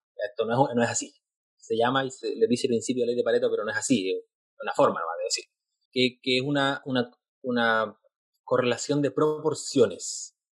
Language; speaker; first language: Spanish; native; Spanish